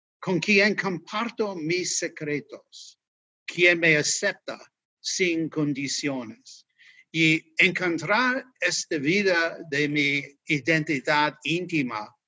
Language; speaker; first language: Spanish; non-native, learner; English